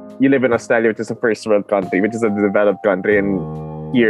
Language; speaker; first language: English; non-native, local second language; Filipino